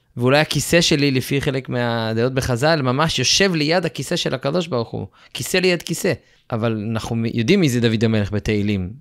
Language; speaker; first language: Hebrew; native; Hebrew